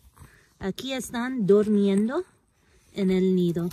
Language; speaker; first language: Spanish; non-native, fluent; English